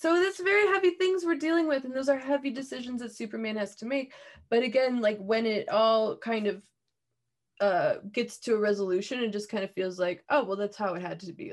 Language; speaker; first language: English; native; English